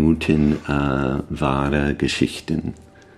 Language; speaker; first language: German; non-native, learner; English